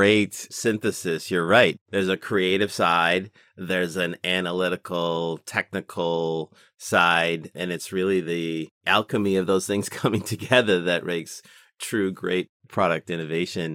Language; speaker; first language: English; native; English